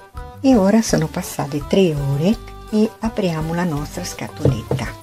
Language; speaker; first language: Italian; non-native, fluent; Portuguese